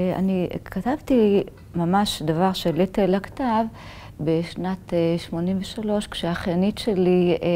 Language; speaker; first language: Hebrew; native; Hebrew